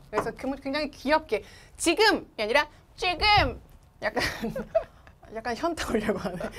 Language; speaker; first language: Korean; native; Korean